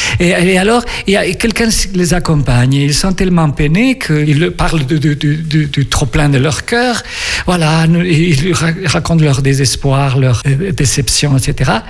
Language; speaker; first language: French; non-native, fluent; Spanish